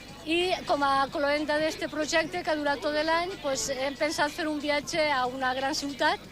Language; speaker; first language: Catalan; native; Catalan